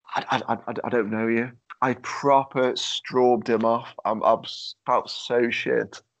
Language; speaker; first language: English; native; English